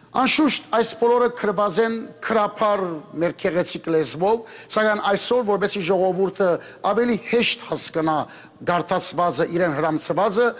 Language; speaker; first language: Armenian; early bilingual, heritage; Armenian